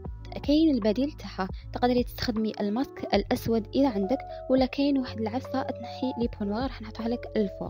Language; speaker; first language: Arabic; native; Arabic